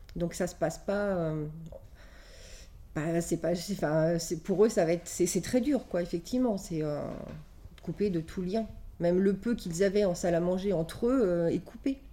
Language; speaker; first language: French; native; French